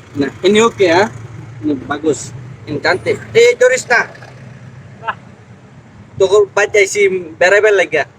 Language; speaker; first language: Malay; non-native, learner; Bangla